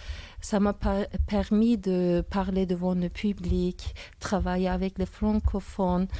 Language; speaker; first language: French; non-native, fluent; Turkish